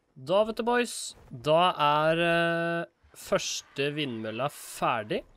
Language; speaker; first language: Norwegian; native; Norwegian